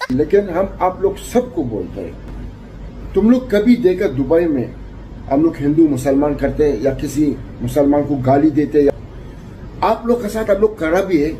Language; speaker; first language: Hindi; non-native, learner; Arabic